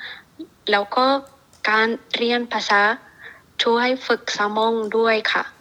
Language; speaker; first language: Thai; non-native, learner; English